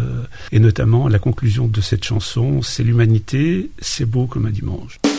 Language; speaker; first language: French; native; French